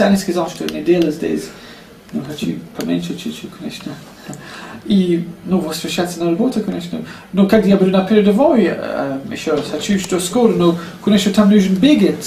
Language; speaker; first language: Russian; non-native, learner; English